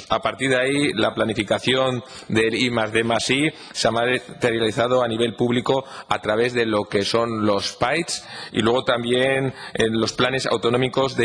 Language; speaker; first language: Spanish; native; Spanish